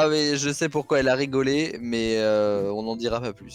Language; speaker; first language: French; native; French